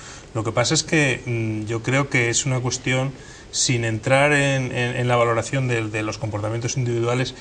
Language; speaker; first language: Spanish; native; Spanish